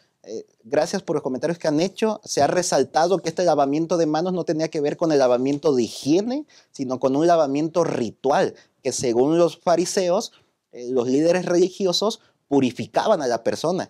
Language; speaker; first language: Spanish; native; Spanish